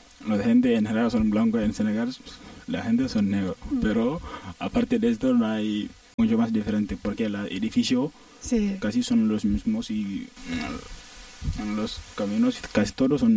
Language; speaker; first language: Spanish; non-native, learner; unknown